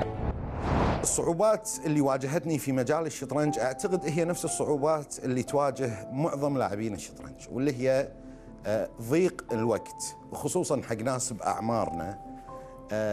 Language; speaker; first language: Arabic; native; Arabic